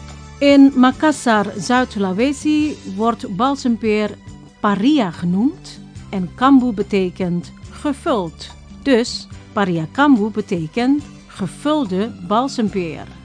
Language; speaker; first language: Dutch; non-native, fluent; Indonesian